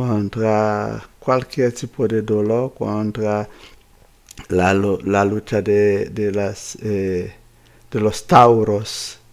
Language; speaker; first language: Spanish; non-native, fluent; Haitian Creole